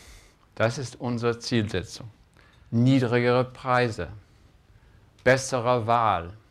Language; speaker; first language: German; non-native, fluent; English